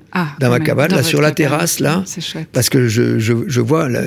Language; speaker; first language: French; native; French